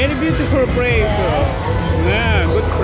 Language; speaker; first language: English; non-native, learner; Japanese